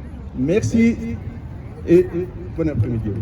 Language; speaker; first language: French; non-native, learner; Kurdish